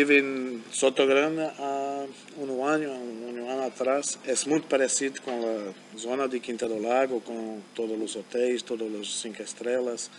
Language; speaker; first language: Portuguese; non-native, fluent; German